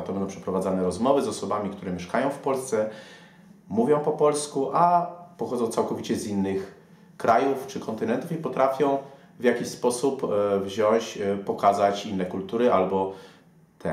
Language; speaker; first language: Polish; native; Polish